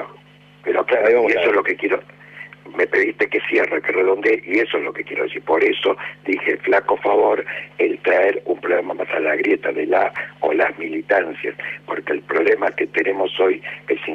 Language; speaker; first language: Spanish; native; Spanish